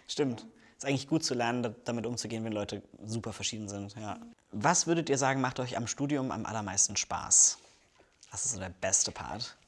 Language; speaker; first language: German; native; German